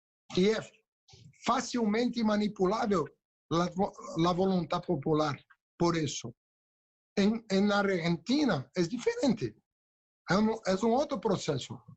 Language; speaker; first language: Spanish; non-native, local second language; Portuguese